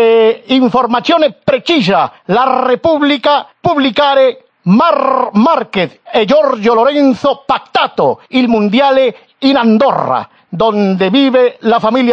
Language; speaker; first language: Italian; non-native, learner; Spanish